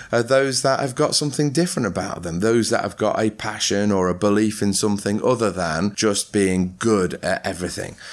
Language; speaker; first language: English; native; English